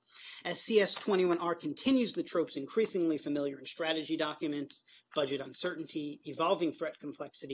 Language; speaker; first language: English; native; English